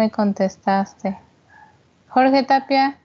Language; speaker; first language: Spanish; native; Spanish